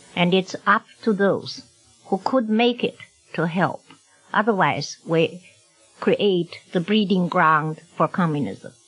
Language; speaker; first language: English; non-native, fluent; Chinese